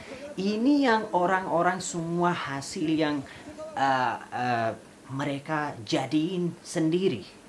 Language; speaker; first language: Indonesian; non-native, fluent; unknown